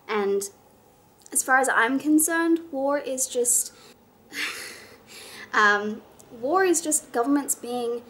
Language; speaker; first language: English; native; English